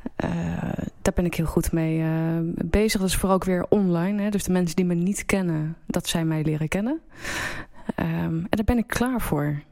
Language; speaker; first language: Dutch; native; Dutch